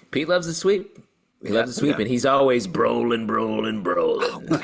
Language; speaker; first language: English; native; English